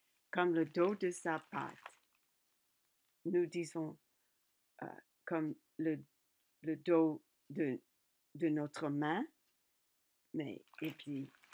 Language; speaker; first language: French; non-native, learner; English